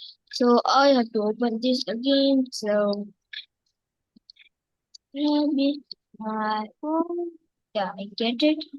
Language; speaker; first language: English; non-native, local second language; Urdu